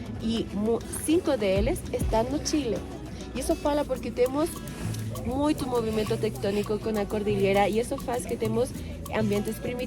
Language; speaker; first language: Portuguese; non-native, fluent; Spanish